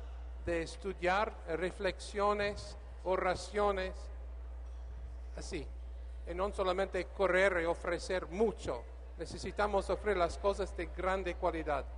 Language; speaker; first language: Spanish; non-native, learner; English